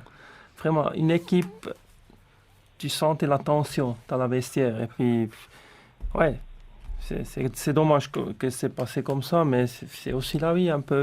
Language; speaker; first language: French; non-native, local second language; Swiss German